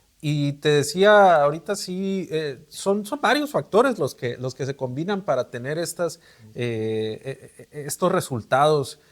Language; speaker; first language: Spanish; native; Spanish